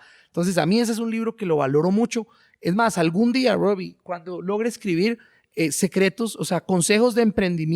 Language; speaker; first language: Spanish; native; Spanish